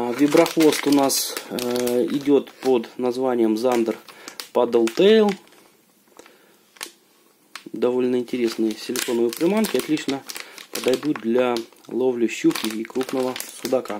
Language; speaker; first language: Russian; native; Russian